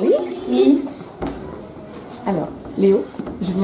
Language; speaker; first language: French; native; French